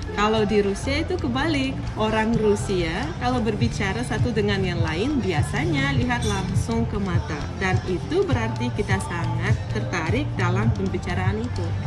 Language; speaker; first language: Indonesian; non-native, fluent; Russian